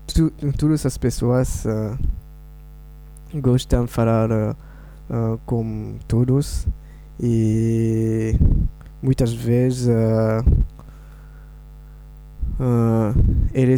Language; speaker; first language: Portuguese; non-native, learner; Morisyen